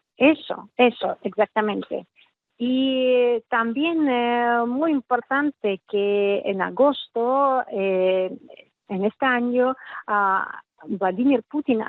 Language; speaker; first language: Spanish; non-native, fluent; Russian